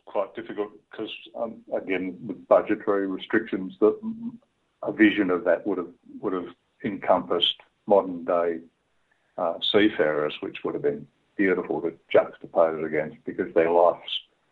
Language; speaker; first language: English; native; English